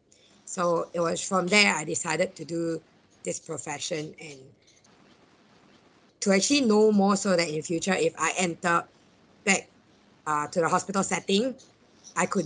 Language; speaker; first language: English; non-native, local second language; Cantonese